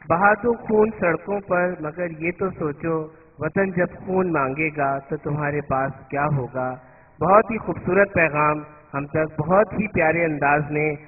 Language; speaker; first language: Urdu; native; Urdu